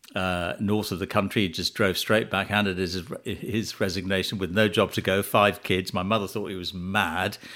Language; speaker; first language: English; early bilingual, other home language; Tamil